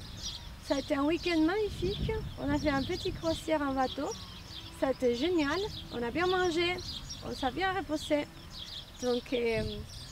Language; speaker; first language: French; non-native, fluent; Spanish